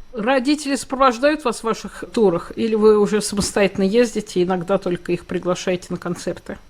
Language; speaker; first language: Russian; native; Russian